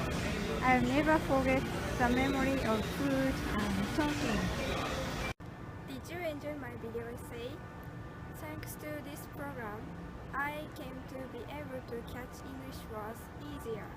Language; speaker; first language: English; non-native, learner; Japanese